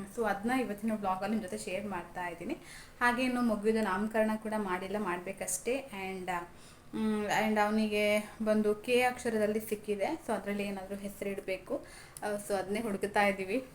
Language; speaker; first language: Kannada; non-native, local second language; Tulu